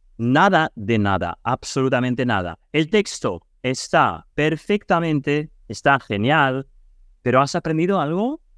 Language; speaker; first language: Spanish; non-native, fluent; Ukrainian